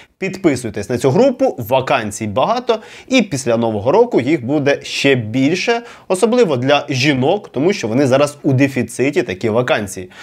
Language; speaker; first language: Ukrainian; non-native, local second language; Russian